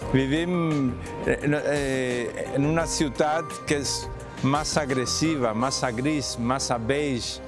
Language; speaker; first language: Catalan; non-native, local second language; Spanish